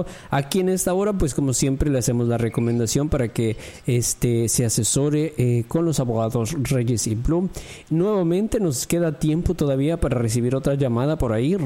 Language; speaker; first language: Spanish; native; Spanish